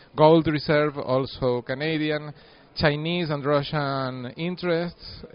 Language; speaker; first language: English; non-native, fluent; Spanish